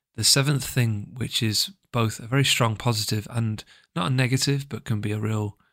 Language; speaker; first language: English; native; English